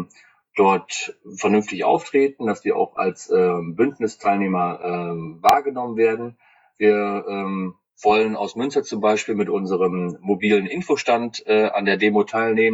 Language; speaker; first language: German; native; German